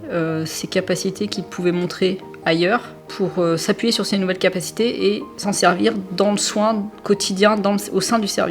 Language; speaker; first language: French; native; French